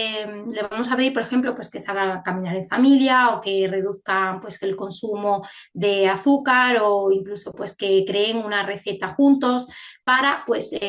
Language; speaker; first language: Spanish; native; Spanish